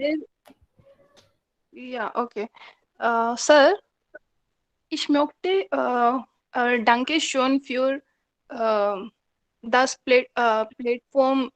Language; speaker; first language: German; non-native, learner; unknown